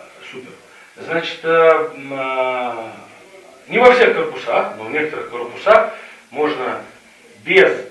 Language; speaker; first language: Russian; native; Russian